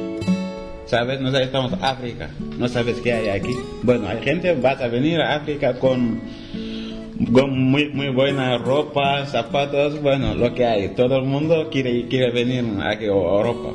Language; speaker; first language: Spanish; non-native, learner; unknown